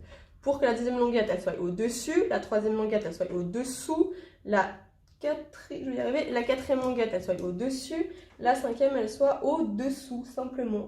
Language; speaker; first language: French; native; French